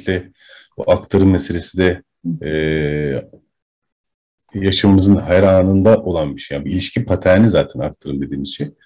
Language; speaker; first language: Turkish; native; Turkish